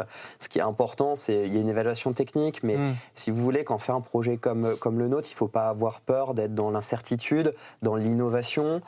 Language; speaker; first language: French; native; French